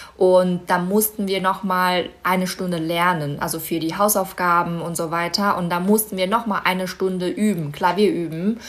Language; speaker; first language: German; non-native, fluent; Chinese